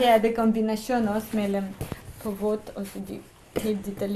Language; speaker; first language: Danish; non-native, learner; Russian